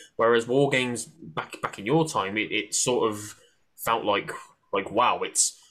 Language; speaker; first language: English; native; English